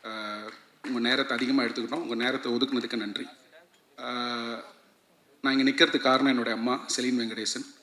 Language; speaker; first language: Tamil; native; Tamil